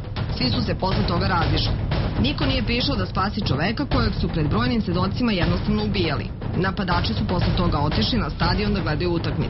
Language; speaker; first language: Serbian; native; Serbian